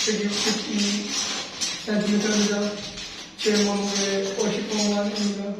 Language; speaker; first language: Korean; non-native, learner; Punjabi